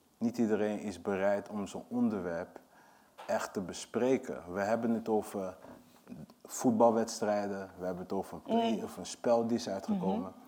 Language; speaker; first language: Dutch; early bilingual, other home language; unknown